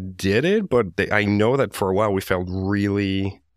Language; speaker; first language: English; non-native, fluent; Spanish